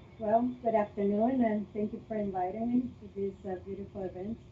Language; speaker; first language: English; non-native, fluent; Spanish